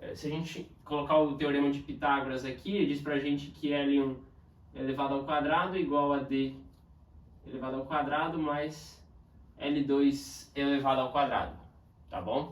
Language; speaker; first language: Portuguese; native; Portuguese